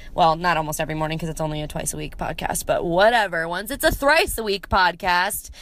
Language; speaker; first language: English; native; English